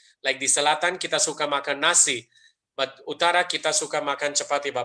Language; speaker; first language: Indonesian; non-native, fluent; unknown